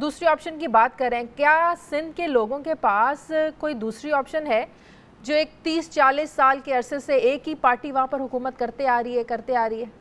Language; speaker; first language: Urdu; native; Urdu